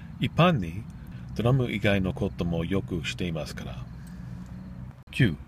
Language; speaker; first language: Japanese; non-native, learner; English